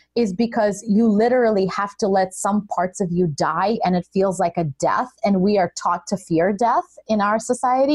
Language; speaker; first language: English; early bilingual, other home language; Russian